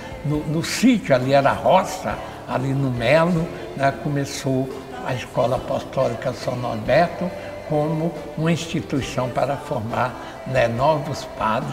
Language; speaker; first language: Portuguese; native; Portuguese